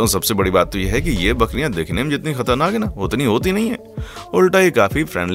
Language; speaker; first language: Hindi; native; Hindi